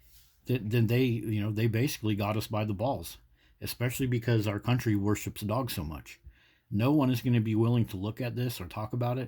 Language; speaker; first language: English; native; English